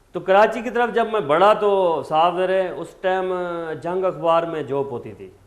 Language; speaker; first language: Urdu; non-native, local second language; Saraiki